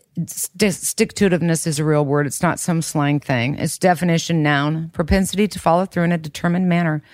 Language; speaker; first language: English; native; English